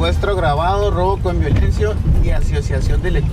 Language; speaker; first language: Spanish; native; Spanish